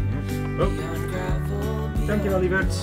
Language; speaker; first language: Dutch; native; Dutch